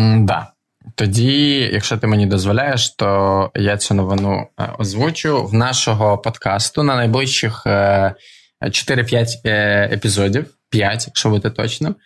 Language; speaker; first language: Ukrainian; non-native, local second language; Russian